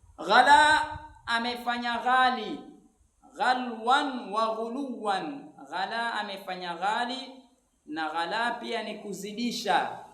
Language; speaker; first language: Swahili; native; Swahili